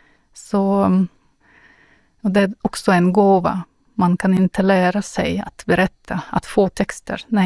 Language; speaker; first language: Swedish; non-native, fluent; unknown